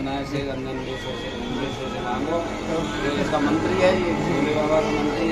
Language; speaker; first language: Hindi; native; Hindi